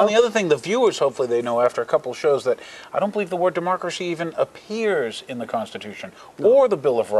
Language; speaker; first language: English; native; English